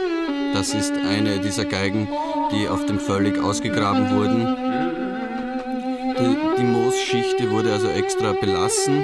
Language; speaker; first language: German; native; German